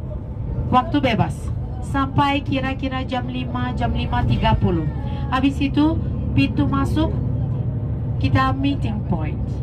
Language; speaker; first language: Indonesian; non-native, fluent; Turkish